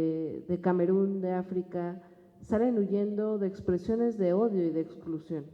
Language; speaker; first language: Spanish; native; Spanish